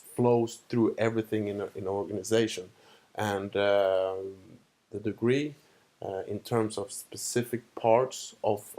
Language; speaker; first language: English; non-native, fluent; Swedish